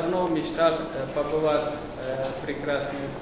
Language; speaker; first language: Russian; non-native, fluent; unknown